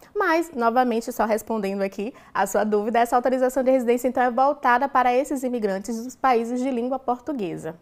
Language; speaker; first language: Portuguese; native; Portuguese